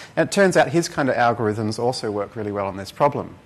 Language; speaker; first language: English; native; English